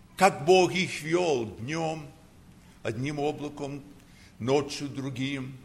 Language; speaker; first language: Russian; early bilingual, heritage; Russian